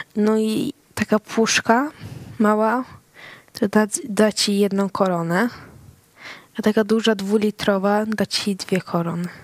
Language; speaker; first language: Polish; early bilingual, heritage; Swedish